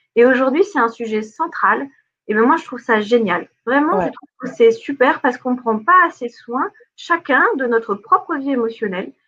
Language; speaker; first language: French; native; French